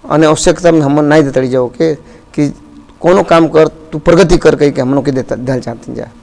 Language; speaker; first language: Bhojpuri; non-native, local second language; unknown